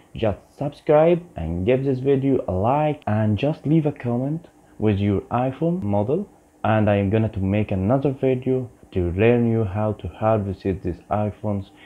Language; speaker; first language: English; non-native, learner; Arabic